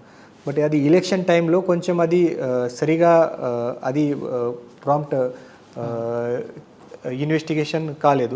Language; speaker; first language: Telugu; non-native, learner; Marathi